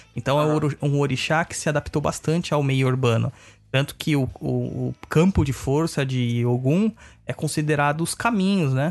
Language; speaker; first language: Portuguese; native; Portuguese